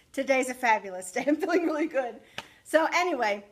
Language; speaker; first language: English; native; English